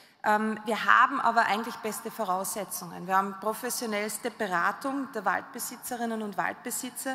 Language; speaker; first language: German; native; German